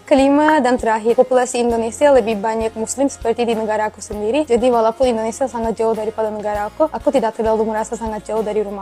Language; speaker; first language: Indonesian; non-native, fluent; Turkish